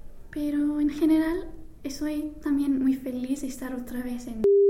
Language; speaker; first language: Spanish; non-native, fluent; English